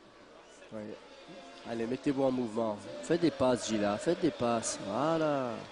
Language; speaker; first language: French; native; French